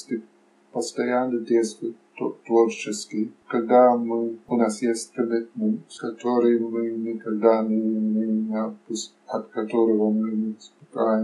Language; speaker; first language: Russian; non-native, fluent; English